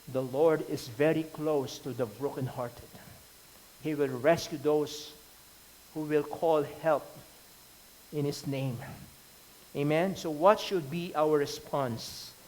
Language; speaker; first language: English; non-native, local second language; Filipino